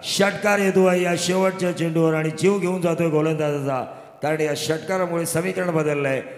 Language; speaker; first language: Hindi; non-native, local second language; Marathi